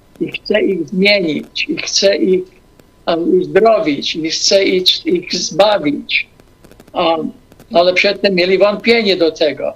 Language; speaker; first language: Polish; early bilingual, heritage; English